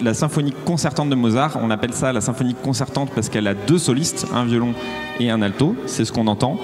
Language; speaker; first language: French; native; French